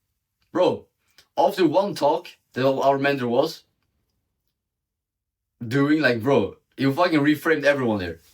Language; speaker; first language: English; non-native, fluent; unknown